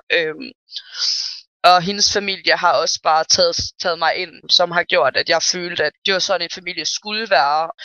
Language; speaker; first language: Danish; early bilingual, other home language; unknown